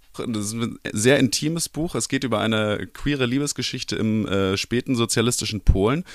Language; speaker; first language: German; native; German